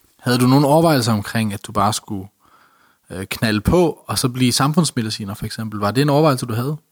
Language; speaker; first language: Danish; native; Danish